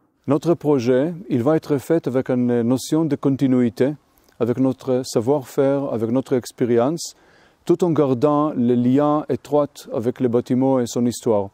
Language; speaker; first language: French; non-native, fluent; Hebrew